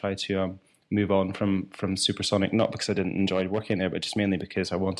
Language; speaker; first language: English; native; English